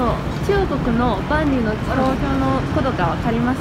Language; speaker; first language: Japanese; non-native, learner; Chinese